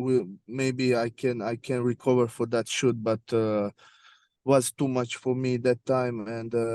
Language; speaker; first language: English; non-native, learner; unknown